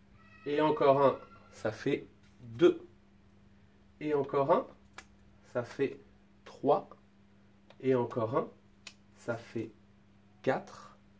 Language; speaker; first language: French; native; French